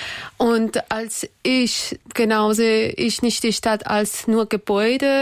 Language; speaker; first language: German; non-native, learner; Persian